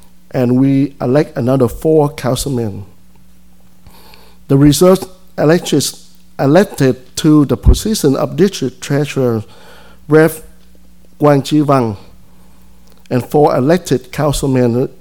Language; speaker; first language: English; non-native, fluent; Vietnamese